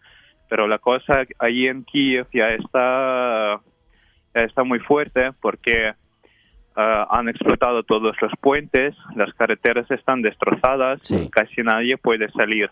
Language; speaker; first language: Spanish; non-native, fluent; Ukrainian